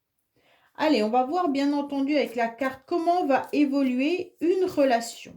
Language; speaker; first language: French; native; French